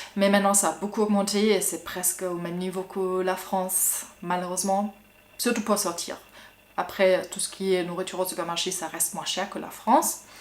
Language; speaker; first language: French; non-native, fluent; German